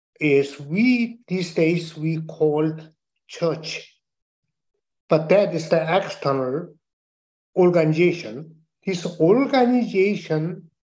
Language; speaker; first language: English; non-native, learner; Chinese